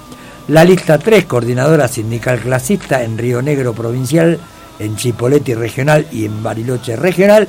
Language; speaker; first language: Spanish; native; Spanish